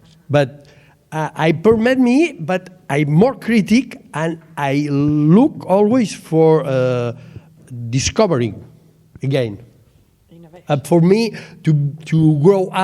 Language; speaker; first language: English; non-native, learner; Catalan